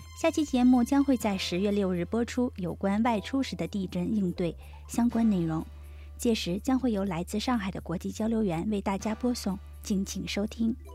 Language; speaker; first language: Chinese; native; Chinese